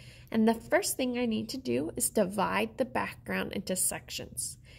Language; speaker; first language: English; native; English